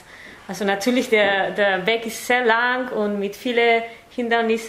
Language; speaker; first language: German; non-native, fluent; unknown